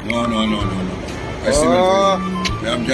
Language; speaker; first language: English; non-native, learner; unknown